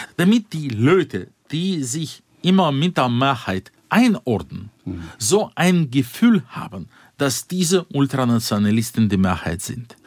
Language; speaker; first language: German; non-native, fluent; Russian